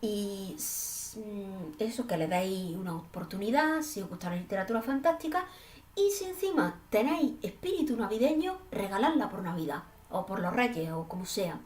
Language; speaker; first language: Spanish; native; Spanish